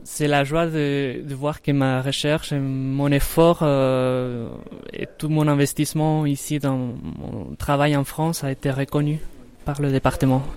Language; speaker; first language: French; non-native, fluent; Spanish